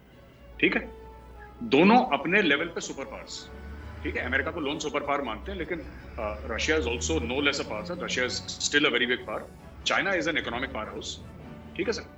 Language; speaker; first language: Hindi; native; Hindi